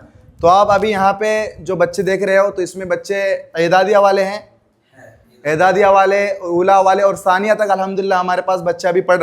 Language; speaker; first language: Hindi; native; Hindi